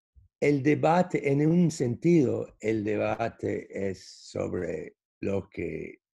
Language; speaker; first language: Spanish; non-native, fluent; English